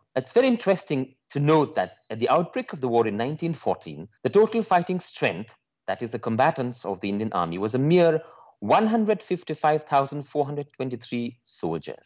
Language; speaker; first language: English; non-native, local second language; Nepali